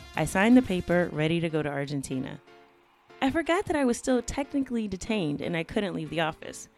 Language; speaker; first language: English; native; English